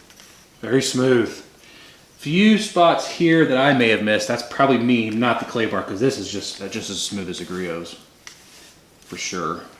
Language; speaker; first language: English; native; English